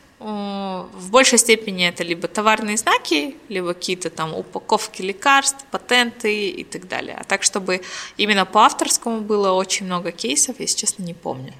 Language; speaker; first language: Russian; native; Russian